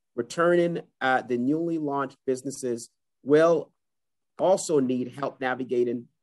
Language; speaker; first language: English; native; English